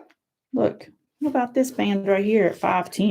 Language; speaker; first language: English; native; English